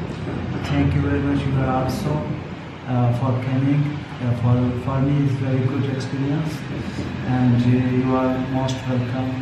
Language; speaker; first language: English; non-native, learner; Persian